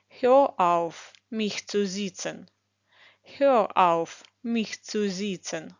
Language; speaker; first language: German; non-native, fluent; Ukrainian